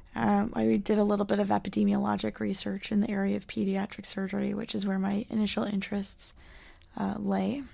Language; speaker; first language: English; native; English